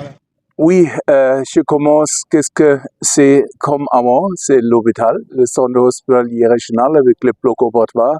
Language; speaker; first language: French; non-native, fluent; German